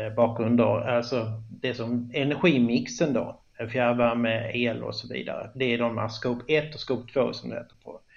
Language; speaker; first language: Swedish; native; Swedish